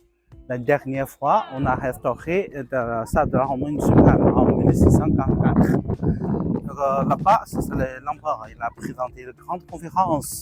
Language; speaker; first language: French; non-native, learner; Chinese